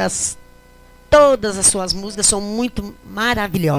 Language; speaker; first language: Portuguese; native; Portuguese